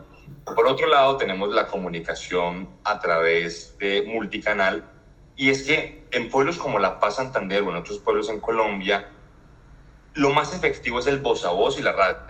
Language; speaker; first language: Spanish; native; Spanish